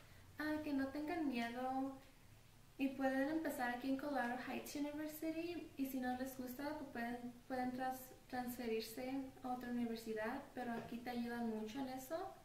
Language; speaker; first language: Spanish; early bilingual, heritage; Spanish